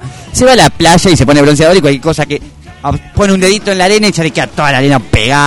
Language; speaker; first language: Spanish; native; Spanish